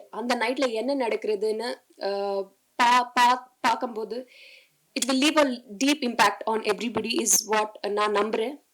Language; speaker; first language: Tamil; non-native, learner; Telugu